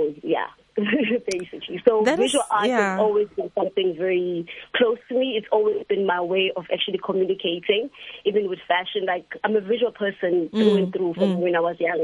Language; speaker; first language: English; non-native, local second language; Zulu